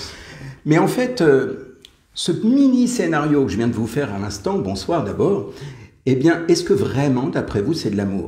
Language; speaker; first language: French; native; French